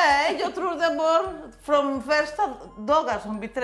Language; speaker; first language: Swedish; non-native, learner; Spanish